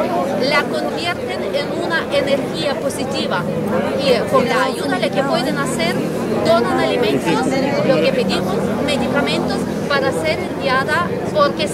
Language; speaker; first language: Spanish; non-native, fluent; Ukrainian